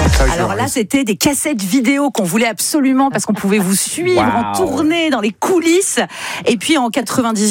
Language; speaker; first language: French; native; French